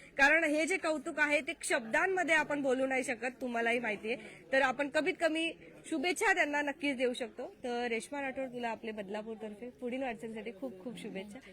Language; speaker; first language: Marathi; native; Marathi